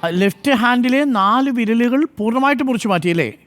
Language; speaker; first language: Malayalam; native; Malayalam